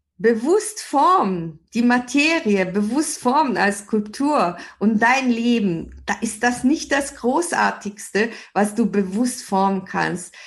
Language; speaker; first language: German; early bilingual, other home language; Hungarian